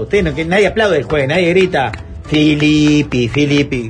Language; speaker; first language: Spanish; native; Spanish